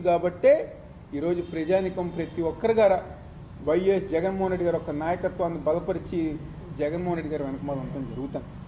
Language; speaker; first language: Telugu; native; Telugu